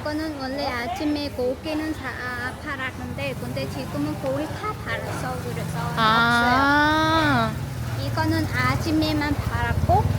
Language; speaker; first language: Korean; non-native, learner; Vietnamese